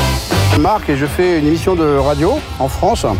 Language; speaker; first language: French; native; French